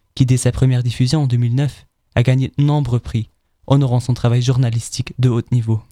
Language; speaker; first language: French; non-native, fluent; German